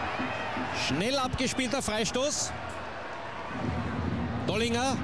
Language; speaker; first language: German; native; German